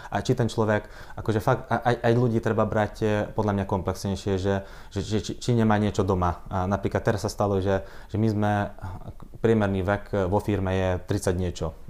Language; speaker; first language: Slovak; non-native, local second language; Hungarian